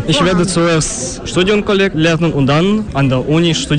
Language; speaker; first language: German; non-native, fluent; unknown